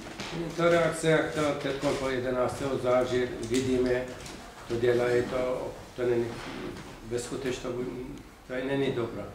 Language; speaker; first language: Czech; non-native, fluent; Persian